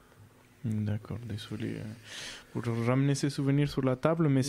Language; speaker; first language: French; non-native, fluent; Spanish